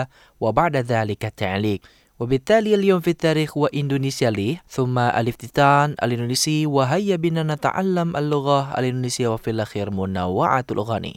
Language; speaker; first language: Arabic; non-native, fluent; Indonesian